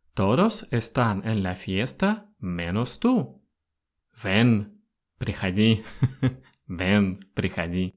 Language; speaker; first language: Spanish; non-native, fluent; Russian